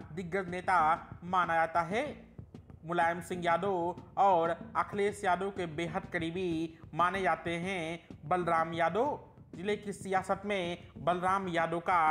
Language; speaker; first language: Hindi; native; Hindi